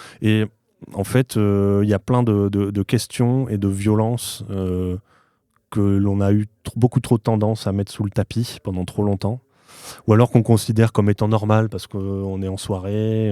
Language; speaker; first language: French; native; French